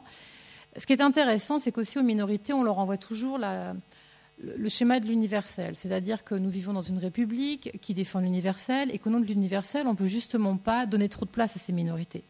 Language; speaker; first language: French; native; French